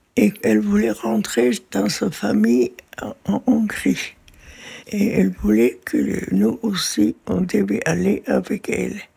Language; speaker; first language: French; non-native, fluent; German